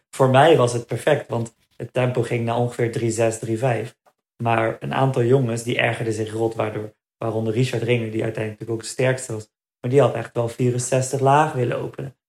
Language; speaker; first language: Dutch; early bilingual, other home language; Berber languages